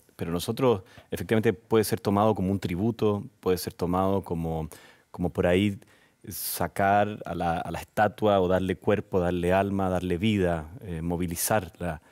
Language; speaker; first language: Spanish; native; Spanish